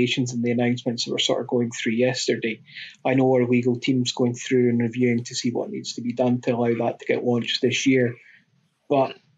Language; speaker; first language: English; native; English